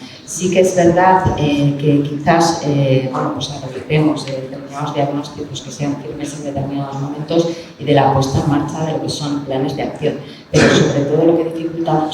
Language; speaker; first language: Spanish; native; Spanish